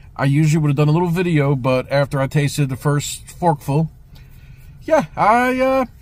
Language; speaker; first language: English; native; English